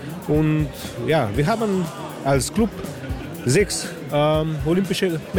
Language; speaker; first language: German; non-native, learner; Slovenian